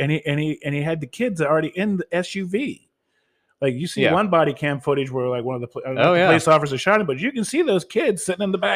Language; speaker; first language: English; native; English